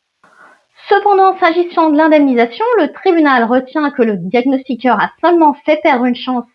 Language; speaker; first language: French; native; French